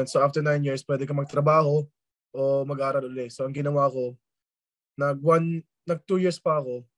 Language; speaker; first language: Filipino; early bilingual, other home language; German